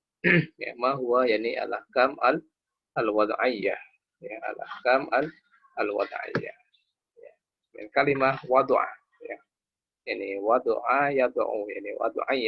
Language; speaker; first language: Arabic; non-native, fluent; Indonesian